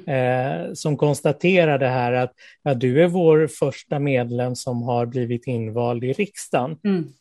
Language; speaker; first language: Swedish; native; Swedish